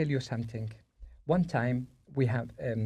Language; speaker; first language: English; non-native, learner; Spanish